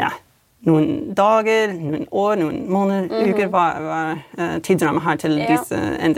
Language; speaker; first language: Norwegian; non-native, fluent; English